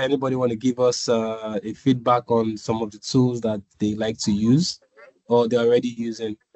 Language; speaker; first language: English; non-native, local second language; Yoruba